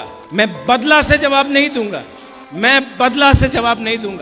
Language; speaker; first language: Hindi; non-native, local second language; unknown